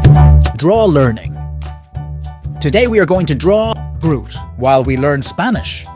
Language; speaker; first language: English; non-native, fluent; Spanish